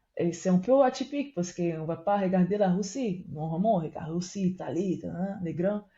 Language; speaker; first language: French; non-native, fluent; Portuguese